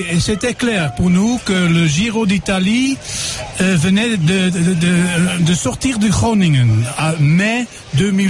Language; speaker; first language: French; non-native, fluent; Dutch